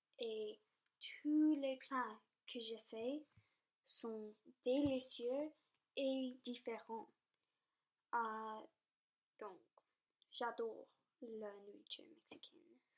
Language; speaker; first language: French; non-native, local second language; English